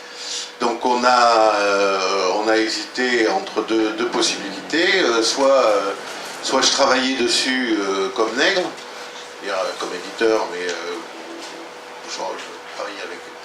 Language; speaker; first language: French; native; French